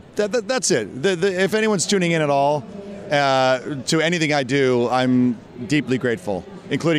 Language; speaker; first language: English; native; English